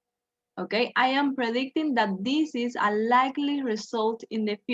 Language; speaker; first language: English; non-native, fluent; Spanish